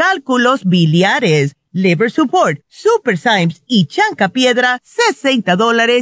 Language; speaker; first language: Spanish; native; Spanish